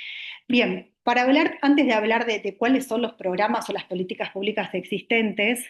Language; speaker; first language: Spanish; native; Spanish